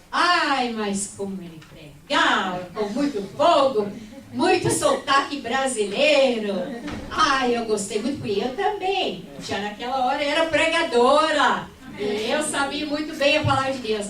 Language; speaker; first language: Portuguese; non-native, fluent; English